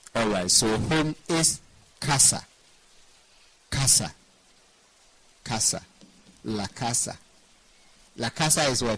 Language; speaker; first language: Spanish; non-native, learner; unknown